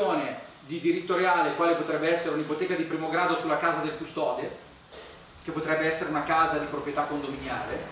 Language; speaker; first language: Italian; native; Italian